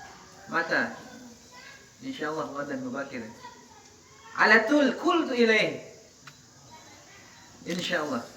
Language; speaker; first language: Arabic; non-native, fluent; Indonesian